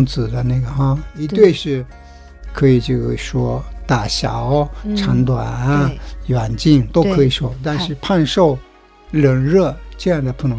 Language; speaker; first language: Chinese; non-native, fluent; Japanese